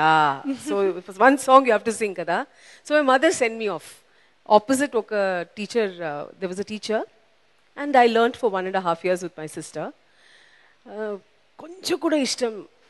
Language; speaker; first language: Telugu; non-native, local second language; Tamil